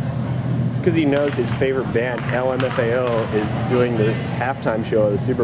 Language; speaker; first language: English; native; English